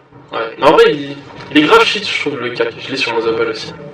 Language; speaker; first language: French; native; French